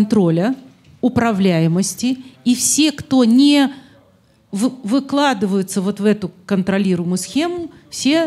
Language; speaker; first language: Russian; native; Russian